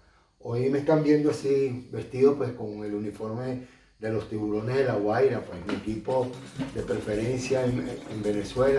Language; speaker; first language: Spanish; native; Spanish